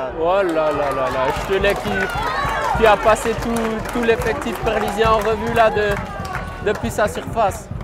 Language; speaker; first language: French; native; French